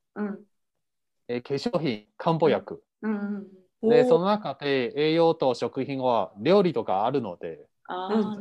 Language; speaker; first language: Japanese; non-native, fluent; Chinese